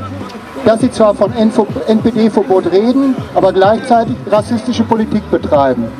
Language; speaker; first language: German; native; German